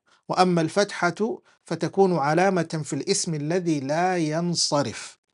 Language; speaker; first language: Arabic; non-native, fluent; English